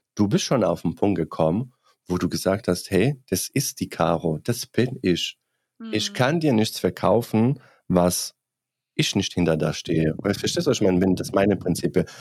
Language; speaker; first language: German; non-native, fluent; Bosnian